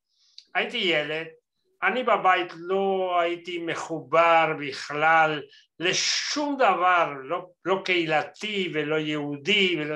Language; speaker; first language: Hebrew; non-native, fluent; Spanish